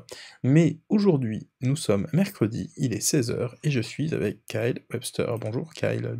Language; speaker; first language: French; native; French